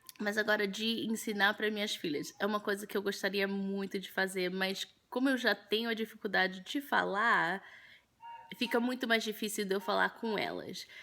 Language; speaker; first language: Portuguese; early bilingual, heritage; Portuguese